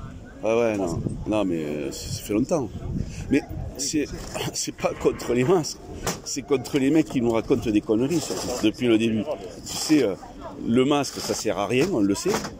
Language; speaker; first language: French; native; French